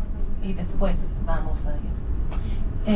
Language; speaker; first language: Spanish; non-native, learner; Hebrew